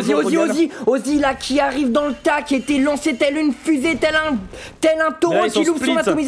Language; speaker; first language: French; native; French